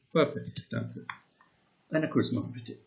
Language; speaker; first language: German; non-native, learner; Hindi